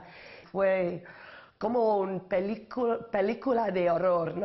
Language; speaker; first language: Spanish; non-native, learner; English